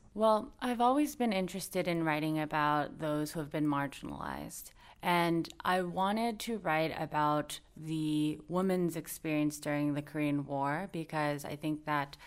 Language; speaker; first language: English; native; English